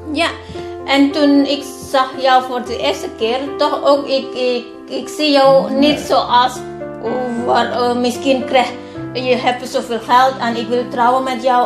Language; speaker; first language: Dutch; non-native, learner; Indonesian